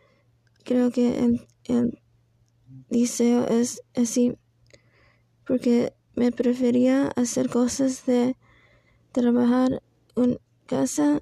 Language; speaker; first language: Spanish; non-native, learner; English